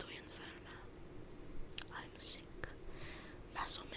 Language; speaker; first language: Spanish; non-native, learner; English